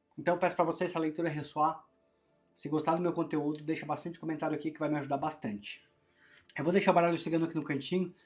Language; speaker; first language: Portuguese; native; Portuguese